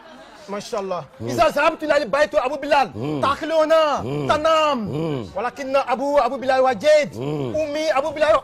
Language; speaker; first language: Arabic; non-native, learner; Wolof